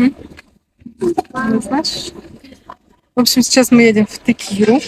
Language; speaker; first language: Russian; native; Russian